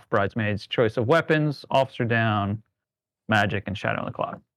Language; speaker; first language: English; native; English